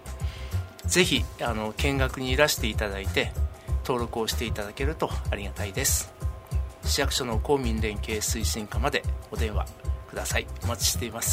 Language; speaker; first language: Japanese; native; Japanese